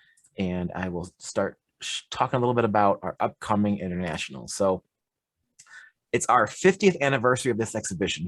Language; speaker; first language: English; native; English